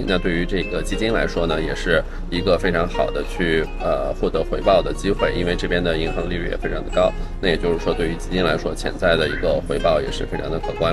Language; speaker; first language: Chinese; native; Chinese